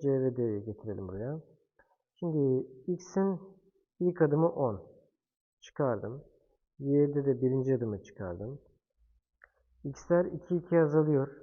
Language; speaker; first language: Turkish; native; Turkish